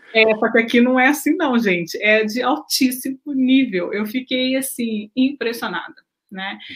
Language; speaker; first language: Portuguese; native; Portuguese